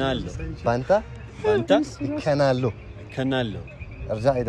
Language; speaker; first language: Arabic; non-native, fluent; Amharic